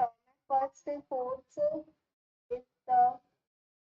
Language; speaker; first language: English; non-native, learner; Hindi